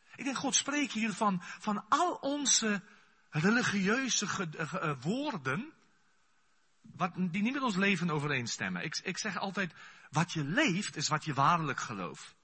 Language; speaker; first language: Dutch; non-native, fluent; Afrikaans